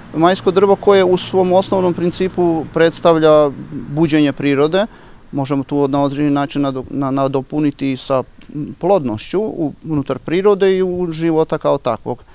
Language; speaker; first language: Croatian; non-native, local second language; Rusyn